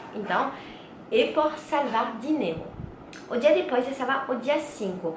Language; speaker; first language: Portuguese; non-native, learner; French